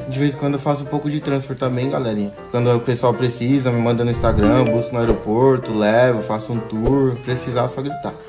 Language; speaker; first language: Portuguese; native; Portuguese